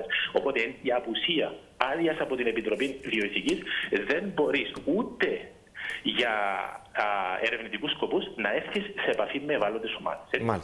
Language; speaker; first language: Greek; native; Greek